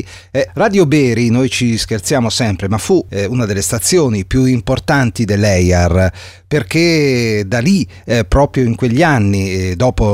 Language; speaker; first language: Italian; native; Italian